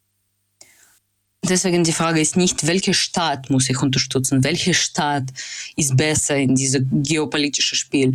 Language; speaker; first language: German; non-native, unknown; Russian